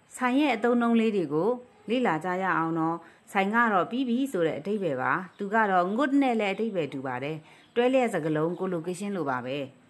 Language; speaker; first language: Burmese; non-native, local second language; Kachin